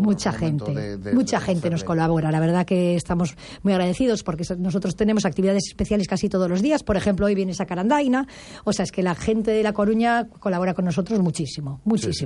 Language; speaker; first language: Spanish; native; Spanish